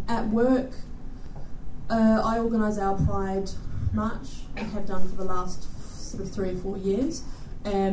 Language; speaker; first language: English; native; English